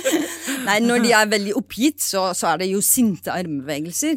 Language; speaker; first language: Norwegian; non-native, fluent; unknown